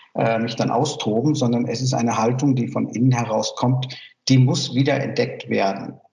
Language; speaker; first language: German; early bilingual, other home language; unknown